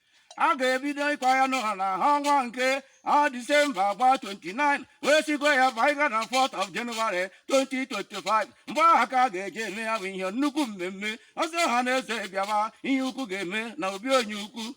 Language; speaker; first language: Igbo; native; Igbo